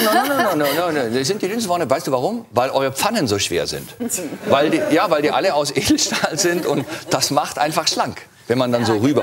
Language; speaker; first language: German; native; German